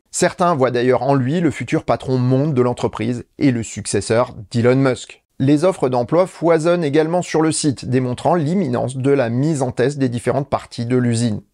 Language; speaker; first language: French; native; French